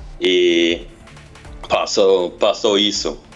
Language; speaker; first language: Portuguese; non-native, learner; English